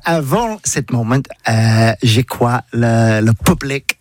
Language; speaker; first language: French; non-native, learner; English